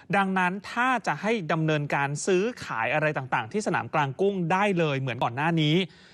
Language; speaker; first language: Thai; native; Thai